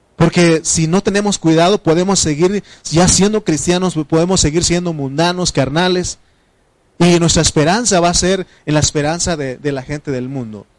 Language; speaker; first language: Spanish; non-native, local second language; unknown